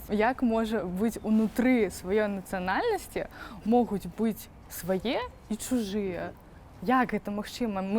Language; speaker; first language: Belarusian; non-native, local second language; Russian